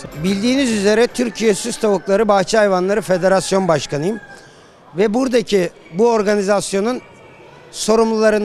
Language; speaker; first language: Turkish; native; Turkish